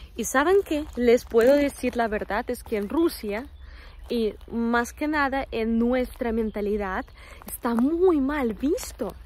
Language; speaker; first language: Spanish; non-native, fluent; Russian